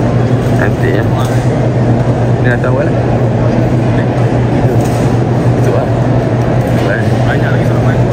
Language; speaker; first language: Malay; native; Malay